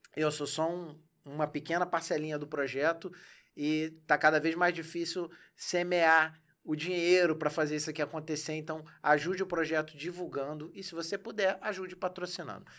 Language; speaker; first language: Portuguese; native; Portuguese